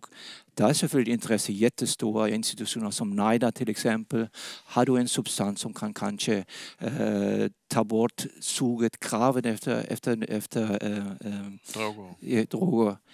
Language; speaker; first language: Swedish; non-native, fluent; Danish